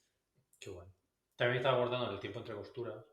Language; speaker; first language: Spanish; native; Spanish